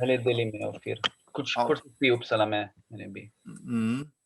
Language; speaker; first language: Hindi; non-native, learner; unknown